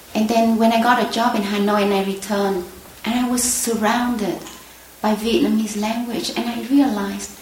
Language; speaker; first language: English; non-native, fluent; Vietnamese